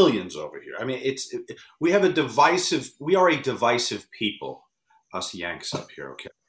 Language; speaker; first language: English; native; English